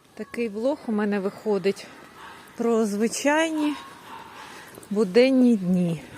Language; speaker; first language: Ukrainian; non-native, local second language; Russian